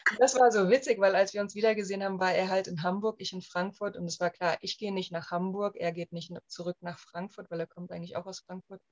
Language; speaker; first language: German; native; German